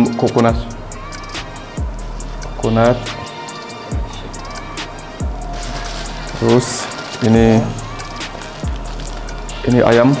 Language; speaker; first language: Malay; non-native, fluent; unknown